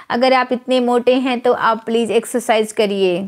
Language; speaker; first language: Hindi; native; Hindi